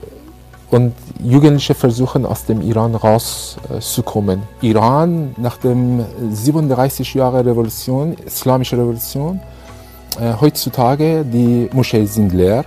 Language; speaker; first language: German; non-native, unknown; Persian